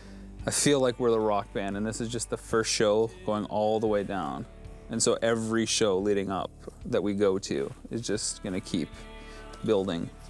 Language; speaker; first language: English; native; English